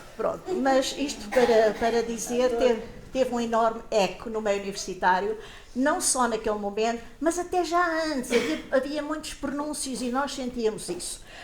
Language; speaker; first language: Portuguese; native; Portuguese